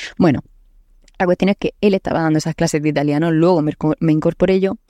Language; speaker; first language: Spanish; native; Spanish